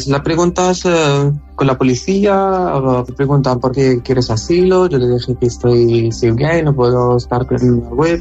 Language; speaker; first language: Spanish; non-native, learner; Arabic